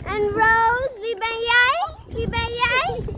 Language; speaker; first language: Dutch; non-native, learner; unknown